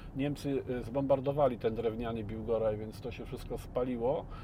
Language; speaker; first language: Polish; native; Polish